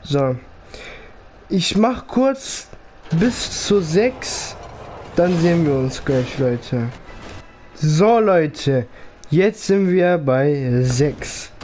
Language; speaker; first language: German; early bilingual, other home language; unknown